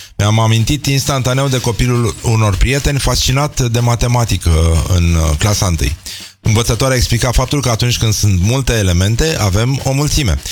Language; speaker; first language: Romanian; early bilingual, heritage; Romanian